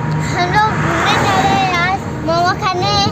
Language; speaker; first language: Hindi; non-native, local second language; Assamese